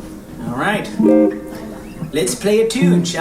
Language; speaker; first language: English; native; English